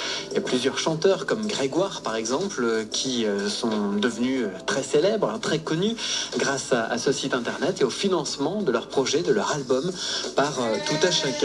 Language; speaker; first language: French; native; French